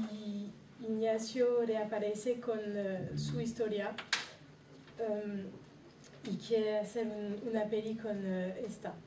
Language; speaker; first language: Spanish; non-native, learner; French